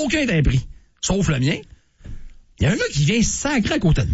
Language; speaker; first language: French; native; French